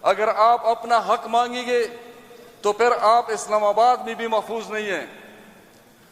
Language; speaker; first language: Hindi; non-native, local second language; Pashto